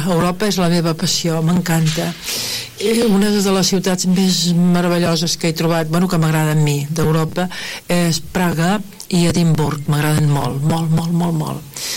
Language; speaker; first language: Catalan; early bilingual, heritage; Catalan